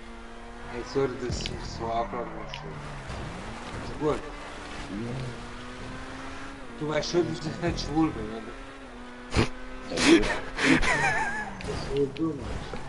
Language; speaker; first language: German; non-native, learner; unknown